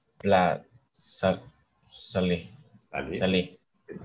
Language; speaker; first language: French; non-native, learner; English